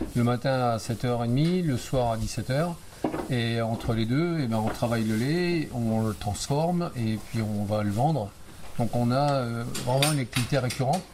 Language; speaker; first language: French; native; French